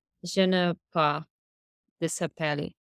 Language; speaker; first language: French; non-native, learner; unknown